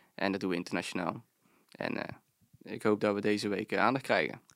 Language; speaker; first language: Dutch; native; Dutch